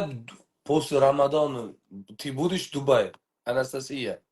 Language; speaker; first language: Russian; non-native, learner; Uzbek